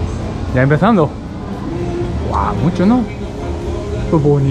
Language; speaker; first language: Spanish; non-native, learner; Japanese